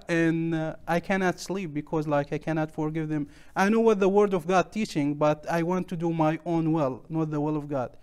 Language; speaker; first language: English; non-native, learner; Arabic